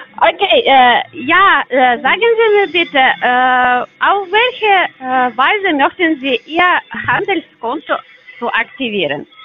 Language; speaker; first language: German; non-native, learner; Russian